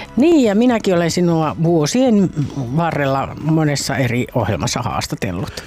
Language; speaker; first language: Finnish; native; Finnish